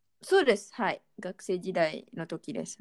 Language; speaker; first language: Japanese; non-native, fluent; Malay